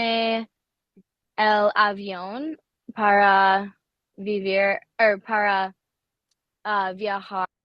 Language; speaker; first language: Spanish; non-native, learner; English